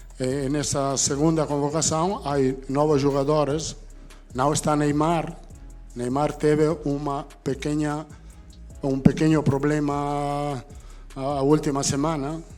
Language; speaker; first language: Portuguese; non-native, fluent; Italian